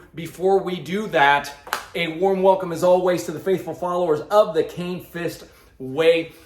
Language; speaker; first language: English; native; English